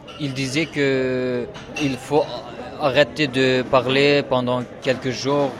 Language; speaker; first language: French; non-native, learner; Uyghur